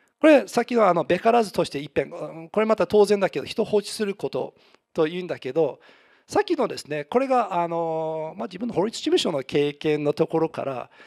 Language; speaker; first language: Japanese; non-native, fluent; English